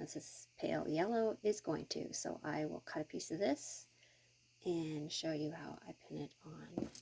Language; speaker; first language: English; native; English